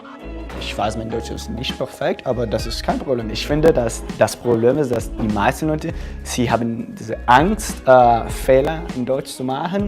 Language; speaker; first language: German; non-native, fluent; Spanish